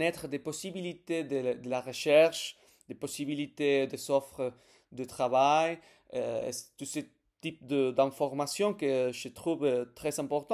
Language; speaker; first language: French; non-native, fluent; Spanish